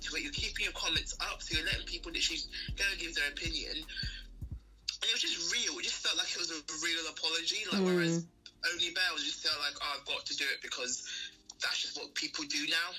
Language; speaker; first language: English; native; English